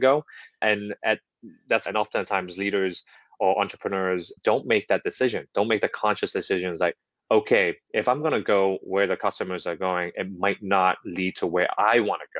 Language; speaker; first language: English; non-native, local second language; Cantonese